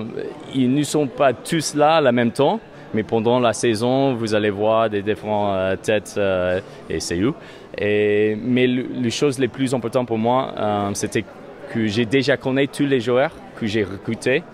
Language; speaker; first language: French; non-native, learner; English